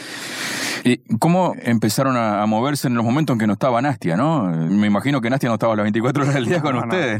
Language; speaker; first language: Spanish; native; Spanish